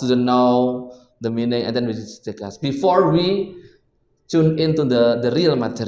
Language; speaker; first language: English; non-native, learner; Indonesian